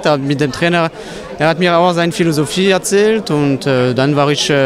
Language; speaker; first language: German; non-native, local second language; French